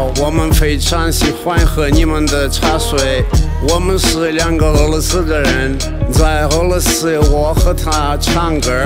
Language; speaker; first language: Chinese; non-native, learner; Russian